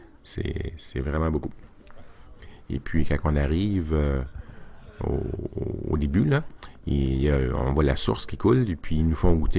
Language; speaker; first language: French; native; French